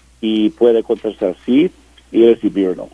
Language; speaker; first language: Spanish; non-native, learner; English